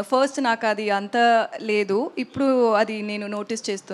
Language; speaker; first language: Telugu; non-native, learner; Tamil